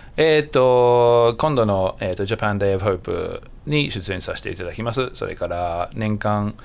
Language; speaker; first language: Japanese; non-native, fluent; English